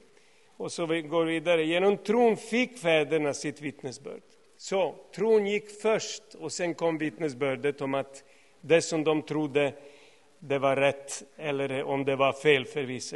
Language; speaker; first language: Swedish; non-native, fluent; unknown